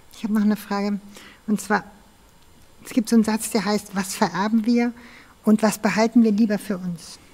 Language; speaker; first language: German; native; German